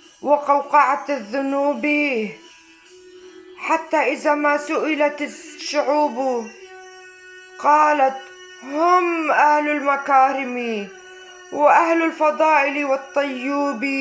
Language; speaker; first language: Arabic; non-native, local second language; Kurdish